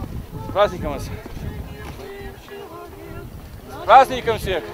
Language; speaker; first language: Russian; native; Russian